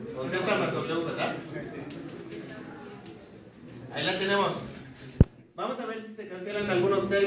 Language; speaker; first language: Spanish; native; Spanish